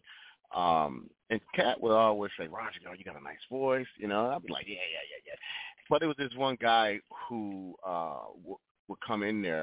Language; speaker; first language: English; native; English